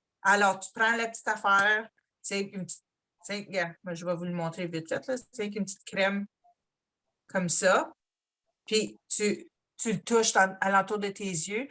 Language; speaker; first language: French; native; French